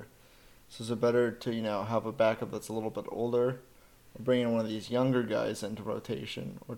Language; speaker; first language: English; native; English